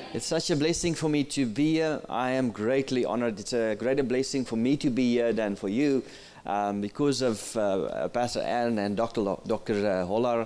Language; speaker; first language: English; non-native, local second language; Afrikaans